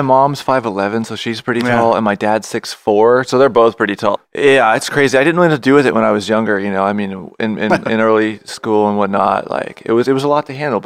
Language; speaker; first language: English; native; English